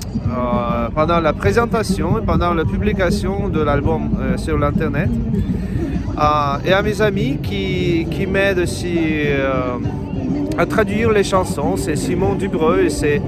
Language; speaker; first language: French; non-native, fluent; Russian